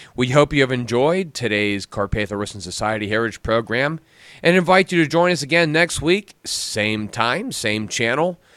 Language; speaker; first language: English; native; English